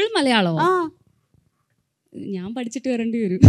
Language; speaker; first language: Malayalam; non-native, learner; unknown